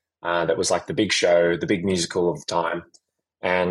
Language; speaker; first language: English; native; English